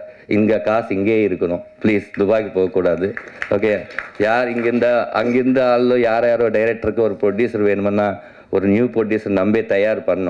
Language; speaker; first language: Tamil; non-native, learner; Telugu